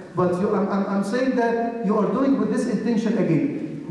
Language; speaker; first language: English; non-native, fluent; Arabic